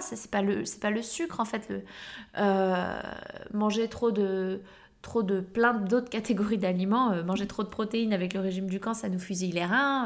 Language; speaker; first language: French; native; French